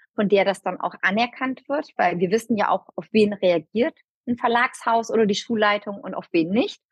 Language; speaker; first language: German; early bilingual, other home language; Turkish